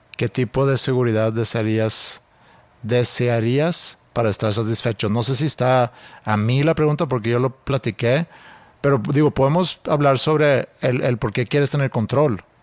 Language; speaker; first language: Spanish; non-native, fluent; Swedish